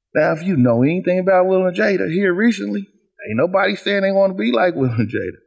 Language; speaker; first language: English; native; English